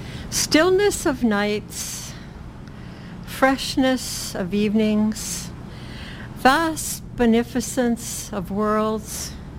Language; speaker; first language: English; native; English